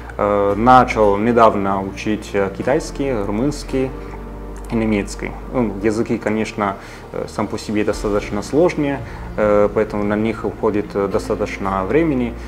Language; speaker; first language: Russian; non-native, fluent; Italian